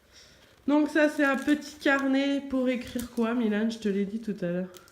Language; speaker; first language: French; native; French